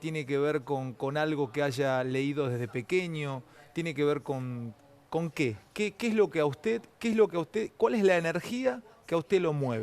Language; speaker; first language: Spanish; native; Spanish